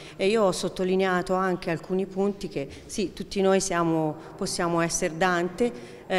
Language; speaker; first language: Italian; native; Italian